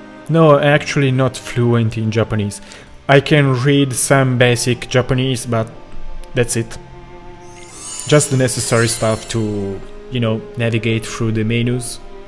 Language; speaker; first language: English; non-native, fluent; Italian